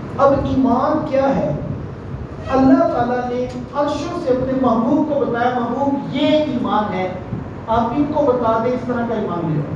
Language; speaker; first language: Urdu; native; Urdu